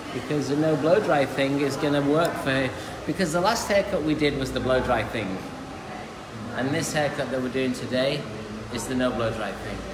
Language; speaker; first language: English; native; English